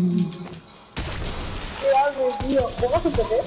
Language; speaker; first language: Spanish; native; Spanish